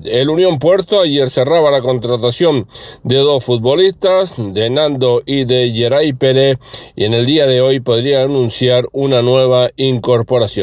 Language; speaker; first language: Spanish; native; Spanish